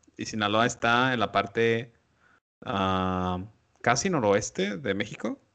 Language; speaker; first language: Spanish; native; Spanish